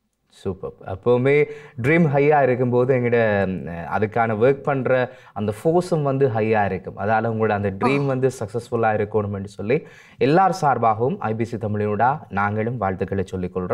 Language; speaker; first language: Tamil; native; Tamil